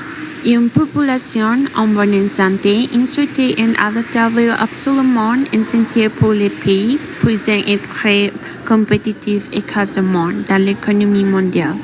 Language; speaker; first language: French; non-native, learner; Spanish